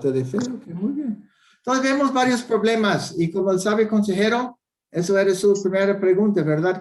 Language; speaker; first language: Spanish; non-native, fluent; English